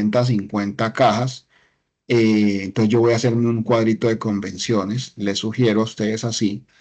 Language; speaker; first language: Spanish; native; Spanish